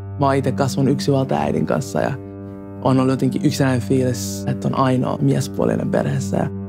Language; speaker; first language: Finnish; early bilingual, other home language; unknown